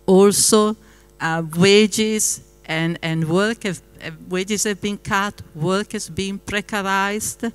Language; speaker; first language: English; non-native, fluent; Italian